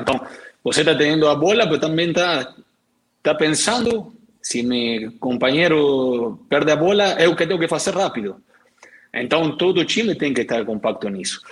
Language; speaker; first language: Portuguese; non-native, learner; Spanish